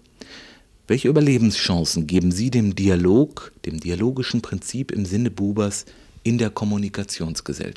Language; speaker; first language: German; native; German